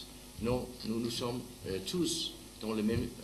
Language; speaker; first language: French; non-native, learner; Danish